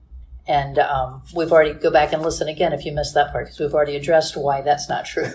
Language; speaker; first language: English; native; English